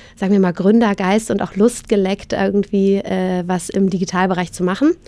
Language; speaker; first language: German; native; German